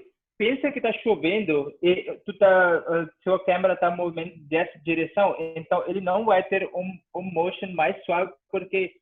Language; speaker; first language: Portuguese; non-native, fluent; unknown